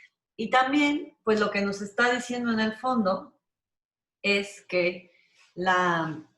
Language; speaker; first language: Spanish; native; Spanish